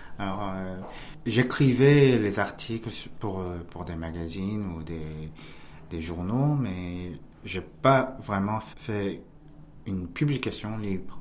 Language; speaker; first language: French; non-native, fluent; Korean